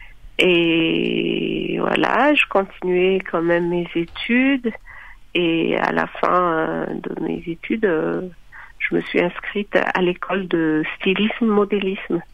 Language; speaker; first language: French; non-native, local second language; Malagasy